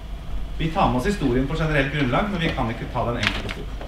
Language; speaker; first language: Norwegian; native; Norwegian